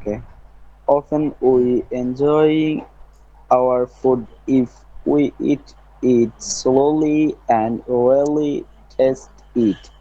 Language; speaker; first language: English; non-native, learner; Bangla